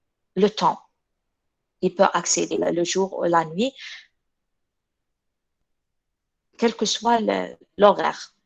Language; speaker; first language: French; non-native, local second language; Arabic